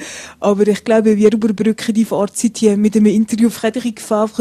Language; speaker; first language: German; native; German